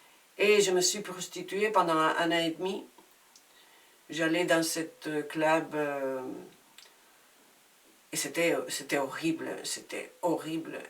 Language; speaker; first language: French; non-native, fluent; Spanish